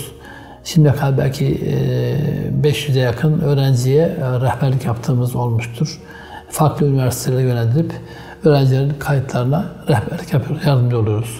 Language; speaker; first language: Turkish; native; Turkish